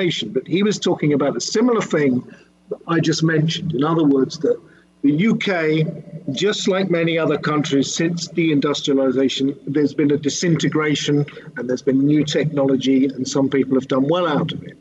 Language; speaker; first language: English; native; English